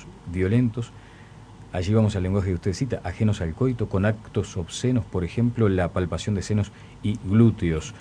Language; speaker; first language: Spanish; native; Spanish